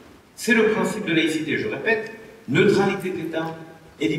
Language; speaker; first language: French; native; French